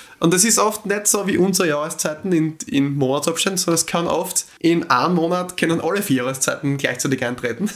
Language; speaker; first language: German; native; German